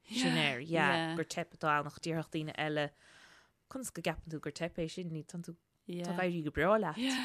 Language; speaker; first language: Irish; native; Irish